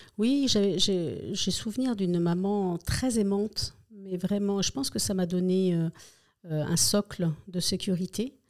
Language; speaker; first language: French; early bilingual, other home language; Spanish